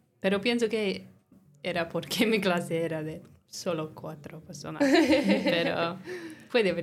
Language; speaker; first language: Spanish; non-native, learner; English